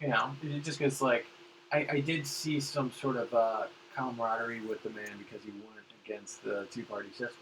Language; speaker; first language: English; native; English